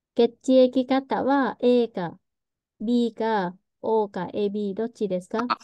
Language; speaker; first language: Japanese; non-native, fluent; Vietnamese